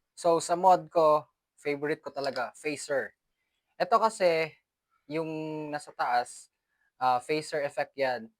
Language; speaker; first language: Filipino; non-native, local second language; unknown